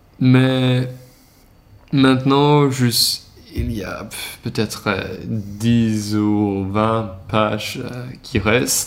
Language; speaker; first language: French; non-native, learner; Swedish